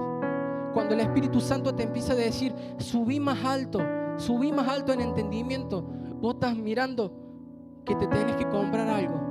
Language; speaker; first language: Spanish; native; Spanish